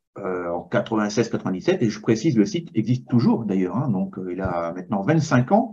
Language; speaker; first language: French; native; French